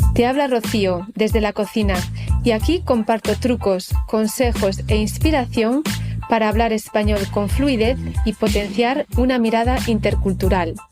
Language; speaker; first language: Spanish; native; Spanish